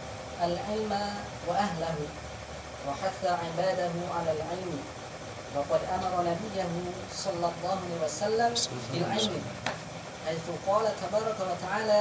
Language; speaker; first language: Arabic; non-native, learner; Indonesian